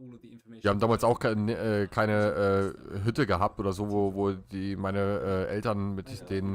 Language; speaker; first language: German; native; German